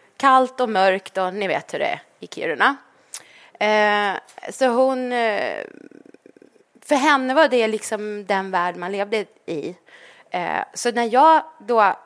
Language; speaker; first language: Swedish; native; Swedish